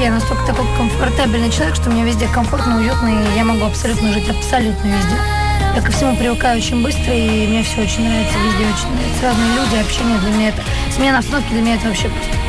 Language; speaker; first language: Russian; native; Russian